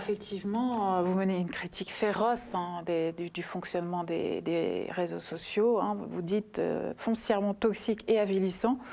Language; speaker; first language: French; native; French